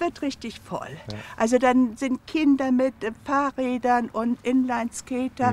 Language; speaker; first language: German; native; German